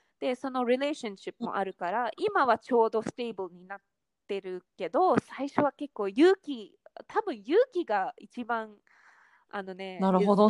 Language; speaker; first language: Japanese; non-native, fluent; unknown